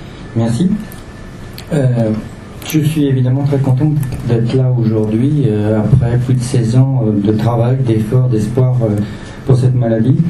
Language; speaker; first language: French; native; French